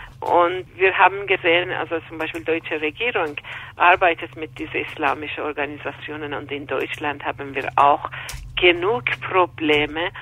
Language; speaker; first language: German; non-native, fluent; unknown